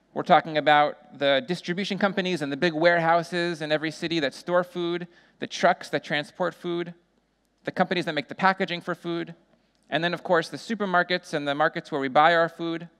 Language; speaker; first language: English; native; English